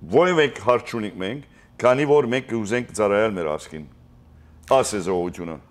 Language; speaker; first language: Armenian; early bilingual, heritage; Armenian